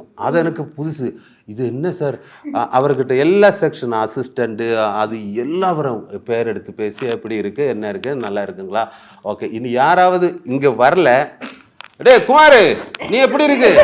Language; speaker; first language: Tamil; non-native, learner; Malayalam